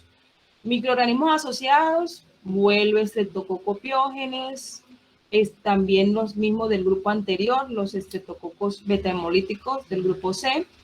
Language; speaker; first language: Spanish; native; Spanish